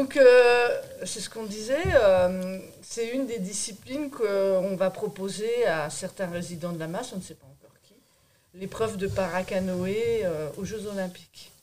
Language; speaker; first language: French; native; French